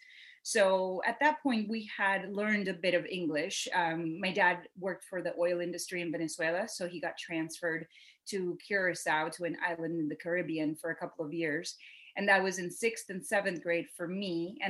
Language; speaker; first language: English; non-native, fluent; Spanish